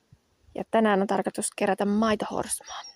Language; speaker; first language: Finnish; native; Finnish